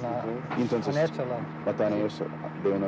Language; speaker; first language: Spanish; non-native, fluent; English